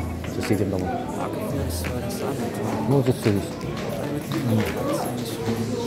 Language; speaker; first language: Russian; non-native, local second language; Azerbaijani